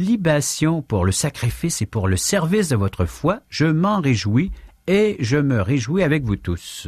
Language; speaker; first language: French; native; French